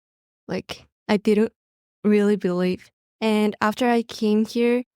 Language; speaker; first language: English; non-native, learner; Mongolian